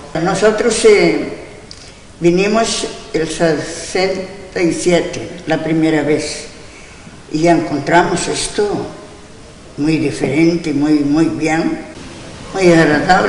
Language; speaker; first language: Spanish; non-native, local second language; Galician